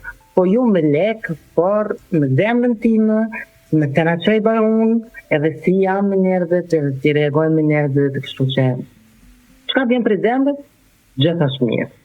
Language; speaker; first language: Albanian; non-native, learner; German